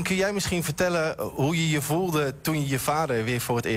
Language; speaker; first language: Dutch; native; Dutch